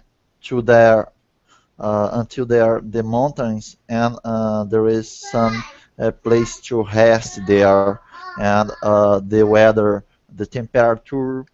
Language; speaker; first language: English; non-native, learner; Portuguese